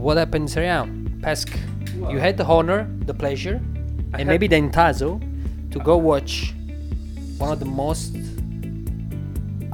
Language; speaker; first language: English; non-native, fluent; Italian